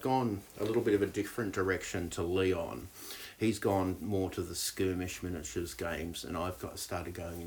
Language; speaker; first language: English; native; English